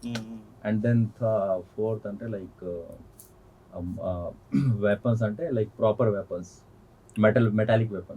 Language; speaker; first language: Telugu; non-native, local second language; Hindi